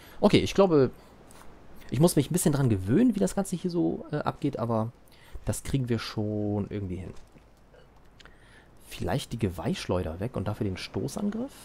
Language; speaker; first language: German; native; German